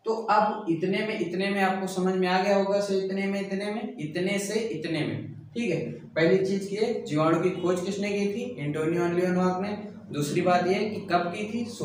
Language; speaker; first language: Hindi; native; Hindi